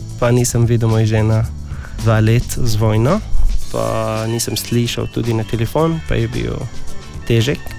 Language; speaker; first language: Slovenian; non-native, learner; Arabic